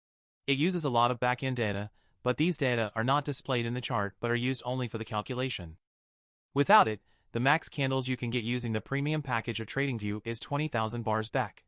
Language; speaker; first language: English; non-native, fluent; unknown